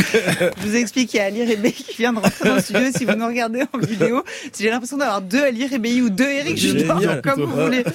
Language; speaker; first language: French; native; French